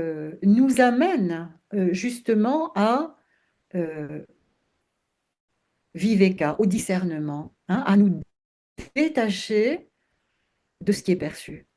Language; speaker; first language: French; native; French